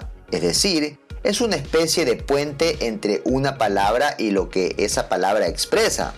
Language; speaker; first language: Spanish; native; Spanish